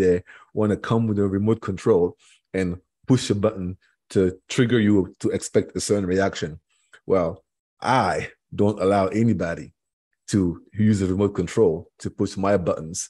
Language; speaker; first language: English; non-native, local second language; French